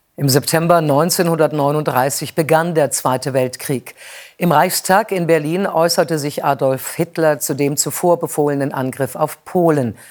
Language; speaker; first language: German; native; German